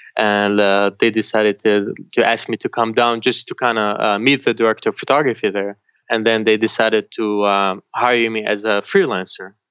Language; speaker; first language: English; non-native, fluent; Arabic